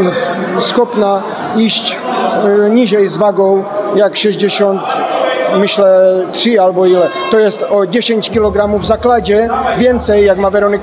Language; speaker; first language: Polish; non-native, learner; Czech